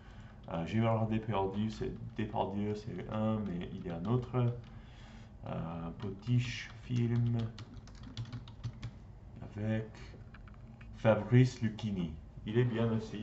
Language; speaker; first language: French; non-native, learner; English